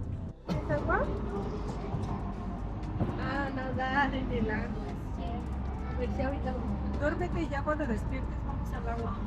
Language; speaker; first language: Spanish; native; Spanish